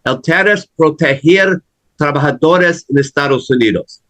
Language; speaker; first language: Spanish; non-native, learner; English